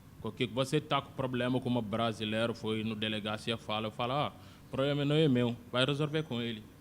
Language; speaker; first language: Portuguese; non-native, learner; Wolof